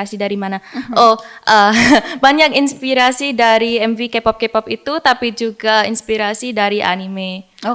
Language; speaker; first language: Indonesian; early bilingual, heritage; English